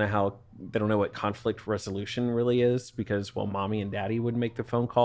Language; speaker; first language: English; native; English